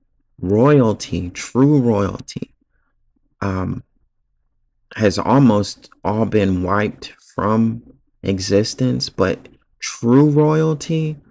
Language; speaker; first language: English; native; English